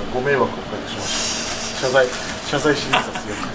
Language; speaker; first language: Japanese; native; Japanese